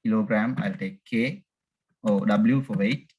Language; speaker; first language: English; non-native, local second language; Sinhala